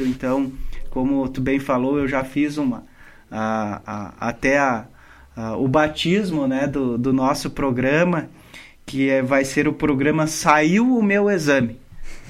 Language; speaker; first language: Portuguese; native; Portuguese